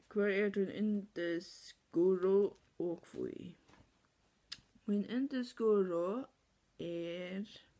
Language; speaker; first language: Norwegian; non-native, learner; Faroese